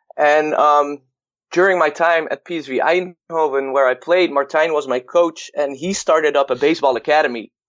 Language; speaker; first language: English; non-native, fluent; Dutch